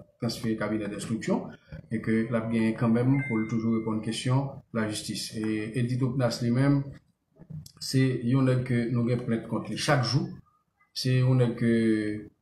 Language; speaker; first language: French; non-native, local second language; Haitian Creole